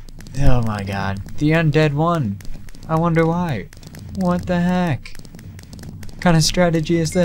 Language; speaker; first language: English; native; English